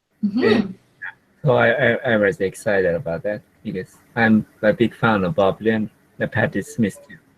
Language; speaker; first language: English; non-native, learner; Japanese